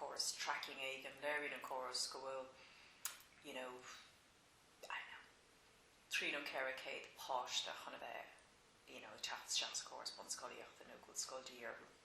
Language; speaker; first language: Irish; non-native, local second language; English